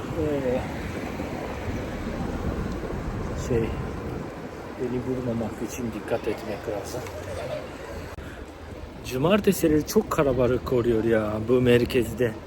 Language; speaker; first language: Turkish; non-native, fluent; Japanese